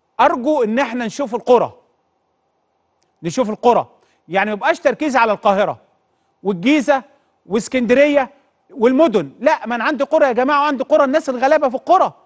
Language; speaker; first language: Arabic; native; Arabic